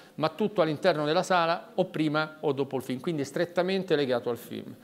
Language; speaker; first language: Italian; native; Italian